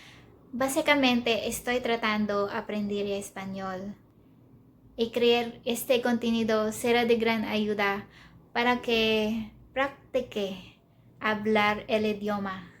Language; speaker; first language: Spanish; non-native, learner; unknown